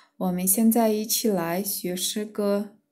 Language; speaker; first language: Chinese; non-native, fluent; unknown